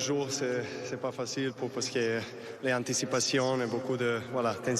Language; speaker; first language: French; non-native, learner; Serbian